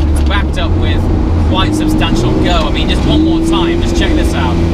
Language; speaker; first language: English; native; English